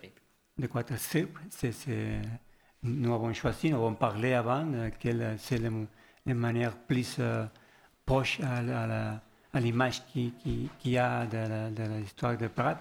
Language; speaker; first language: French; non-native, learner; Spanish